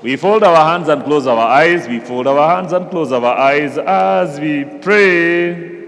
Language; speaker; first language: English; non-native, local second language; Kikuyu